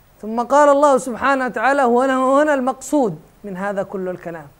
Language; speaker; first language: Arabic; non-native, fluent; Indonesian